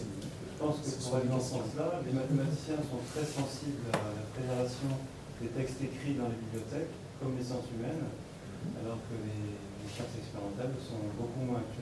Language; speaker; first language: French; native; French